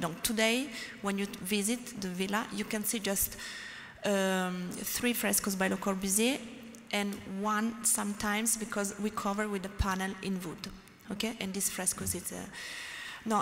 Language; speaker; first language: English; non-native, learner; French